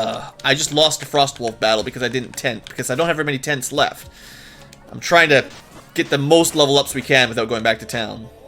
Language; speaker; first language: English; native; English